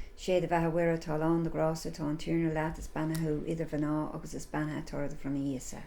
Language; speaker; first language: Irish; non-native, local second language; English